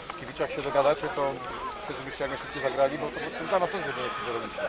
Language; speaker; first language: Polish; native; Polish